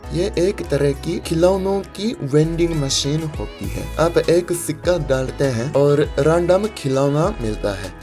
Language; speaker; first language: Hindi; non-native, fluent; Japanese